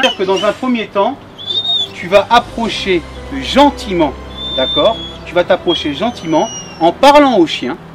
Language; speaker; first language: French; native; French